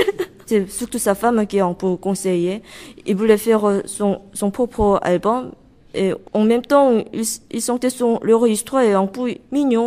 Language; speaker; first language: French; non-native, learner; Korean